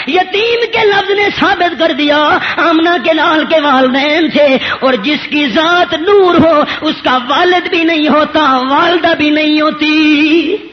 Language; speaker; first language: Urdu; non-native, local second language; Punjabi